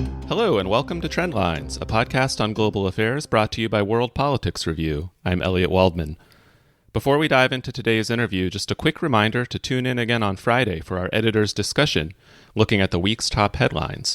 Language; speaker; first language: English; native; English